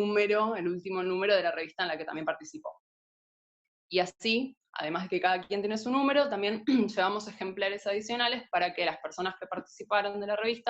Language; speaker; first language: Spanish; native; Spanish